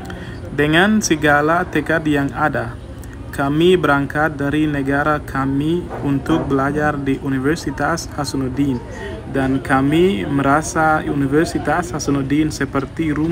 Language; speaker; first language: Indonesian; non-native, fluent; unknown